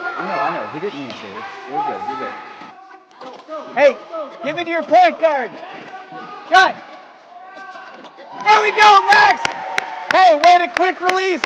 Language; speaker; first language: English; native; English